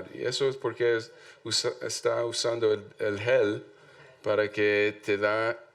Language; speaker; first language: Spanish; non-native, learner; English